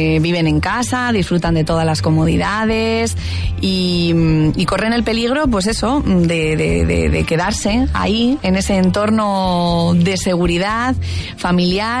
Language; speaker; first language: Spanish; native; Spanish